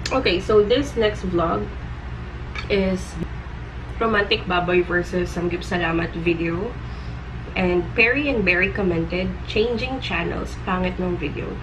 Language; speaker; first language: English; non-native, local second language; Filipino